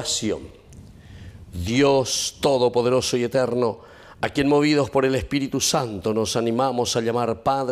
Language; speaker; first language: Spanish; native; Spanish